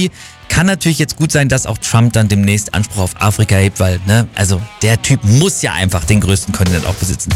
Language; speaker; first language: German; native; German